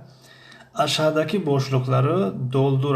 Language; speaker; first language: Turkish; non-native, fluent; Tajik